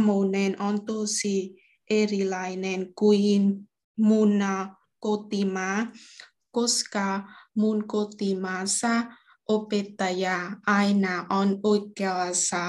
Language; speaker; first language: Finnish; non-native, learner; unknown